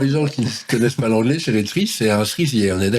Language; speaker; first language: French; native; French